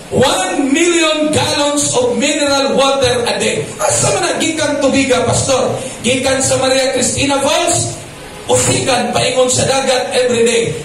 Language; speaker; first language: Cebuano; native; Cebuano